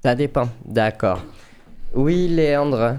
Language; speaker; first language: French; native; French